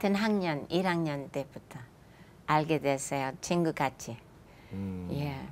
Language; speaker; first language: Korean; non-native, fluent; English